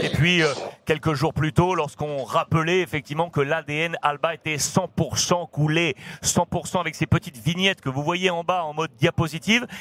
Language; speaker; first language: French; native; French